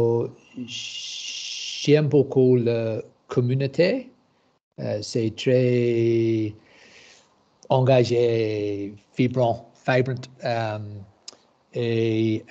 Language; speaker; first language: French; non-native, learner; English